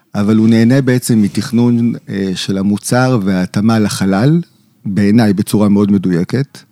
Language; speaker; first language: Hebrew; native; Hebrew